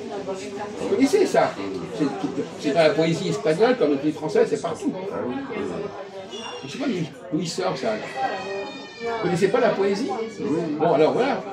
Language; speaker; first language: French; native; French